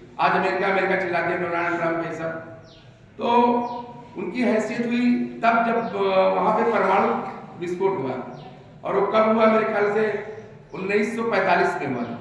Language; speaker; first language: Hindi; native; Hindi